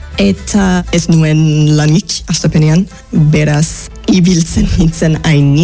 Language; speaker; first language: Basque; non-native, fluent; English